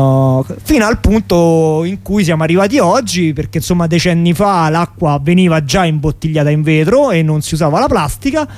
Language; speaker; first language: Italian; native; Italian